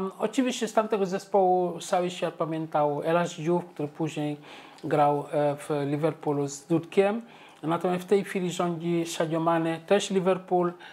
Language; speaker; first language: Polish; non-native, fluent; Wolof